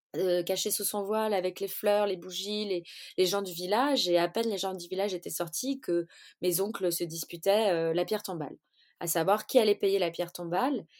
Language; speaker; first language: French; early bilingual, other home language; Portuguese